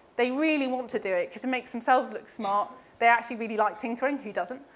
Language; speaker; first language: English; native; English